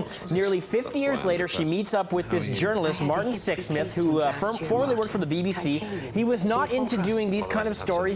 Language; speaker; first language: English; native; English